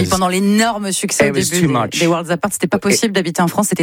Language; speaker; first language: French; native; French